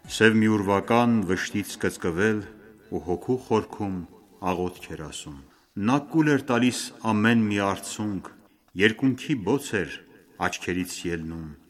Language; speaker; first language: Armenian; early bilingual, heritage; Armenian